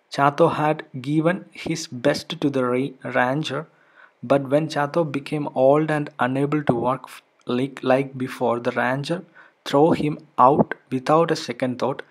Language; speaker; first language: English; non-native, local second language; Malayalam